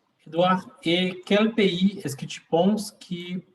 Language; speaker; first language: French; non-native, learner; Portuguese